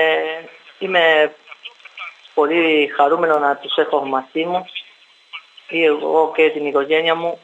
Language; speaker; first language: Greek; non-native, learner; Spanish